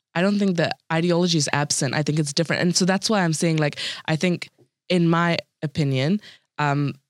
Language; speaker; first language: English; native; English